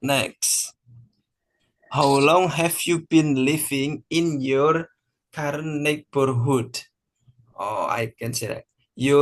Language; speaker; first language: English; non-native, fluent; Indonesian